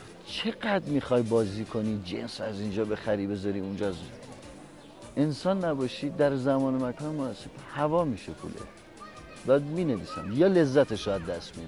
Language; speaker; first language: Persian; native; Persian